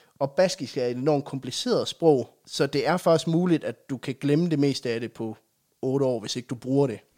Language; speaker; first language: Danish; native; Danish